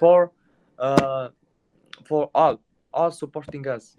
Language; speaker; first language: English; non-native, learner; Mongolian